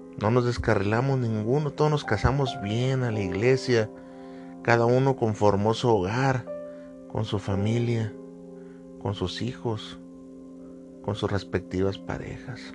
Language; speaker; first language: Spanish; native; Spanish